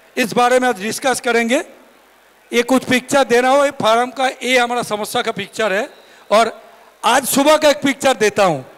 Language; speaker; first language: Hindi; non-native, local second language; Bangla